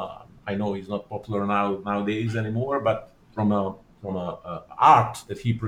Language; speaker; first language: English; non-native, fluent; Bosnian